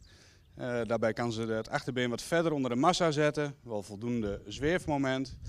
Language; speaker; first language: Dutch; native; Dutch